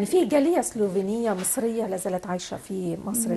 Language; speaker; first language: Arabic; native; Arabic